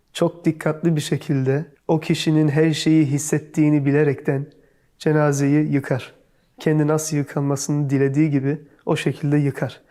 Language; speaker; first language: Turkish; early bilingual, heritage; Turkish